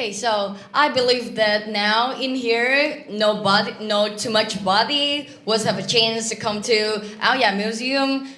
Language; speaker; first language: English; non-native, learner; Vietnamese